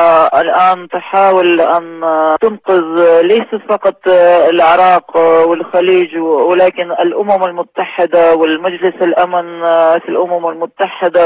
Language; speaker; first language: Arabic; non-native, fluent; Russian